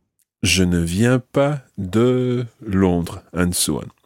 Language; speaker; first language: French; non-native, fluent; English